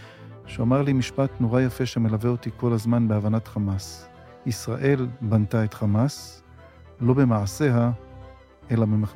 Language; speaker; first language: Hebrew; native; Hebrew